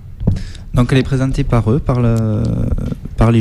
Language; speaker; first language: French; native; French